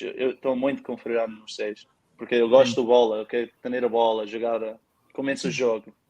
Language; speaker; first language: Portuguese; early bilingual, heritage; Portuguese